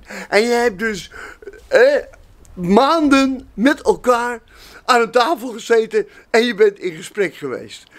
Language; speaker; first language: Dutch; native; Dutch